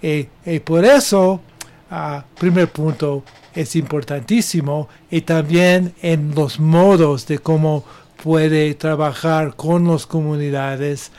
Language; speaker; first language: Spanish; non-native, learner; English